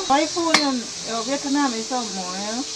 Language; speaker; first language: Korean; non-native, learner; Lao